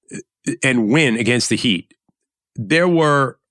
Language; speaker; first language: English; native; English